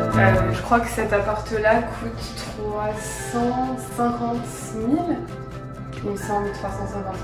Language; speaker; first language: French; native; French